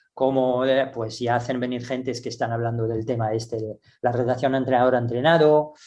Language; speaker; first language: Spanish; non-native, fluent; French